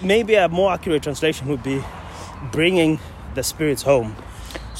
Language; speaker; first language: English; non-native, local second language; Shona